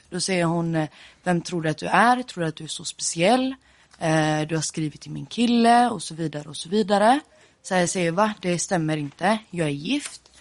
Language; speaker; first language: Swedish; early bilingual, other home language; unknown